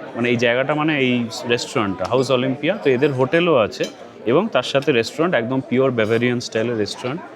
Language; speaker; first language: Bangla; native; Bangla